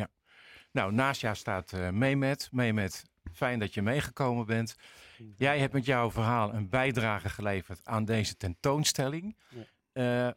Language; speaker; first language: Dutch; native; Dutch